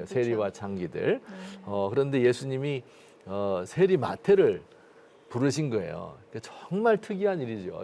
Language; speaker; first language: Korean; native; Korean